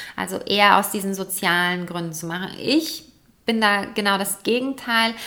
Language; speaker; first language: German; native; German